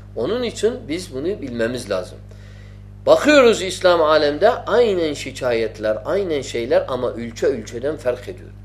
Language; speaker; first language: Turkish; non-native, fluent; Arabic